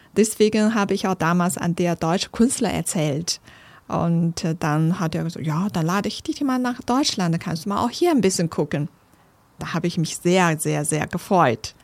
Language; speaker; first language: German; non-native, fluent; Chinese